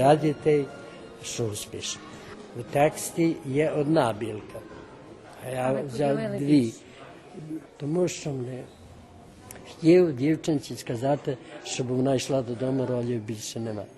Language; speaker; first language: Ukrainian; early bilingual, heritage; Ukrainian